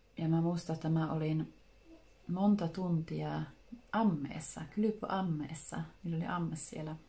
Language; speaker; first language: Finnish; early bilingual, heritage; Finnish